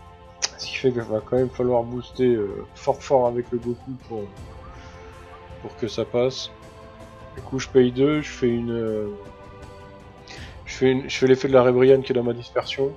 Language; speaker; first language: French; native; French